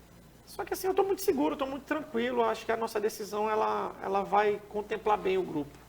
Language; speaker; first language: Portuguese; native; Portuguese